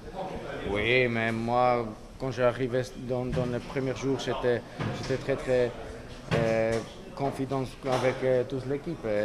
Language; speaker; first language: French; non-native, learner; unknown